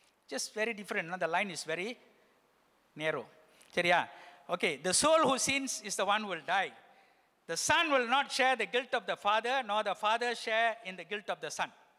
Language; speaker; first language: English; non-native, local second language; Tamil